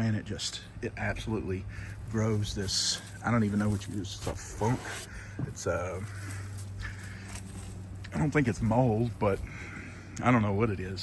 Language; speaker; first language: English; native; English